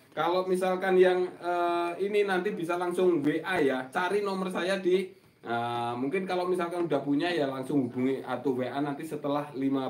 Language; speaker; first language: Indonesian; non-native, local second language; Javanese